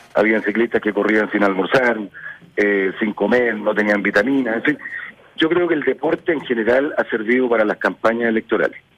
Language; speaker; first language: Spanish; native; Spanish